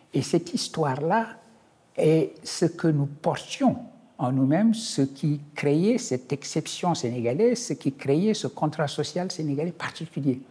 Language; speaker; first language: French; non-native, local second language; Wolof